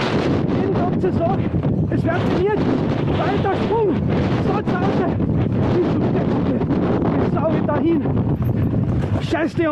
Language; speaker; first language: German; native; German